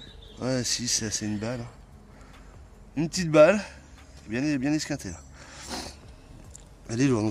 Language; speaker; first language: French; native; French